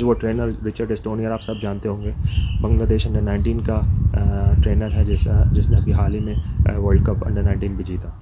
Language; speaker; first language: Urdu; native; Urdu